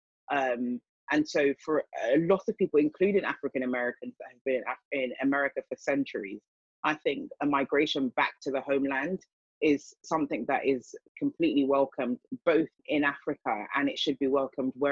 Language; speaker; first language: English; native; English